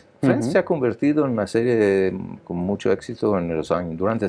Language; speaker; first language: Spanish; non-native, learner; Italian